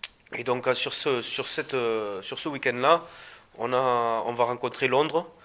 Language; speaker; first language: French; native; French